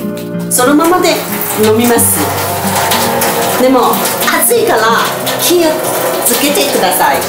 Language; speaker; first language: Japanese; non-native, learner; Chinese